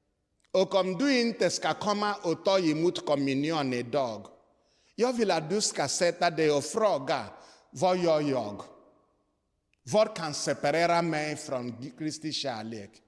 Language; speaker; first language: Swedish; non-native, fluent; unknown